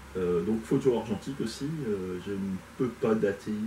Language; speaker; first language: French; native; French